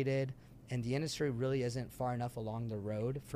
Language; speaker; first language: English; early bilingual, other home language; French